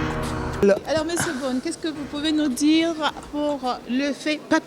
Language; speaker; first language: French; native; French